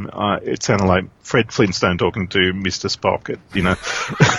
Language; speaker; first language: English; native; English